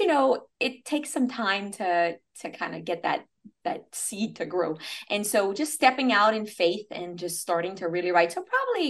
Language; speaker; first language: English; native; English